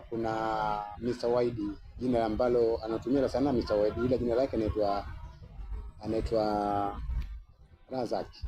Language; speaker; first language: Swahili; native; Swahili